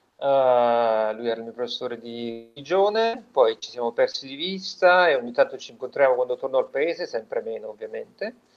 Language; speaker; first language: Italian; native; Italian